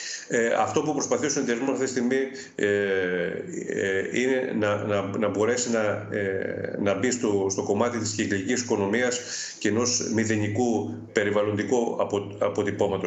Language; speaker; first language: Greek; native; Greek